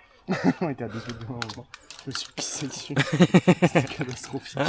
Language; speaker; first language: French; native; French